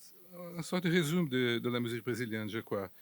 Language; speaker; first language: French; non-native, fluent; Portuguese